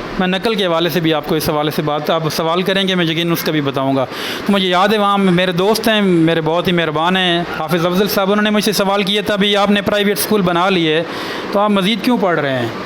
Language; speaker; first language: Urdu; non-native, local second language; Punjabi